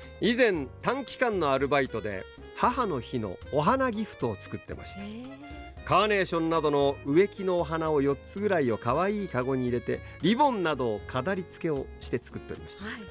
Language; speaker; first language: Japanese; native; Japanese